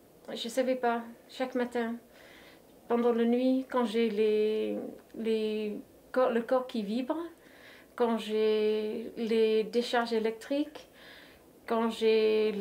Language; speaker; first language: French; non-native, fluent; English